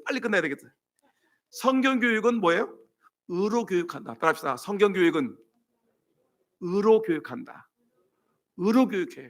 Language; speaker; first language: Korean; native; Korean